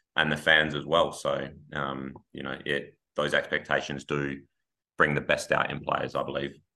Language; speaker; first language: English; native; English